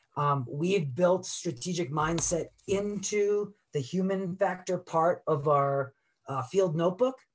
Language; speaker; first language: English; native; English